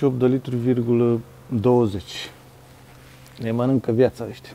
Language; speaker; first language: Romanian; native; Romanian